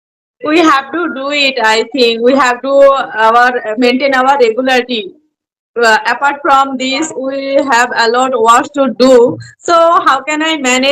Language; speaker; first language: English; non-native, learner; Bangla